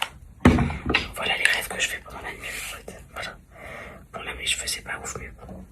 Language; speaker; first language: French; native; French